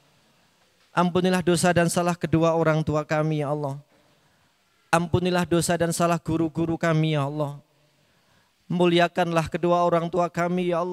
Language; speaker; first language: Indonesian; native; Indonesian